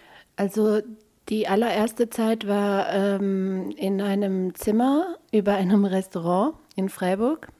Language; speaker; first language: German; early bilingual, other home language; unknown